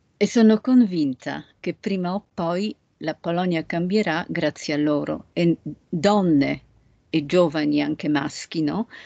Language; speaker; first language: Italian; non-native, fluent; Polish